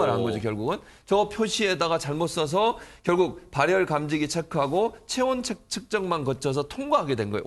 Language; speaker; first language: Korean; native; Korean